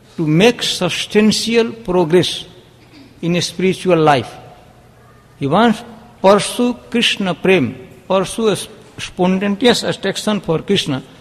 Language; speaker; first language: English; non-native, local second language; Hindi